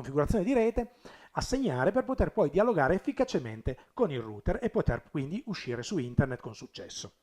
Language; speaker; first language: Italian; native; Italian